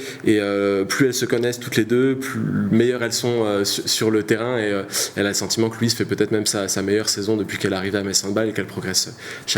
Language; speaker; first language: French; native; French